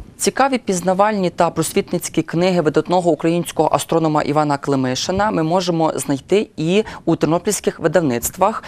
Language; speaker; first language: Ukrainian; native; Ukrainian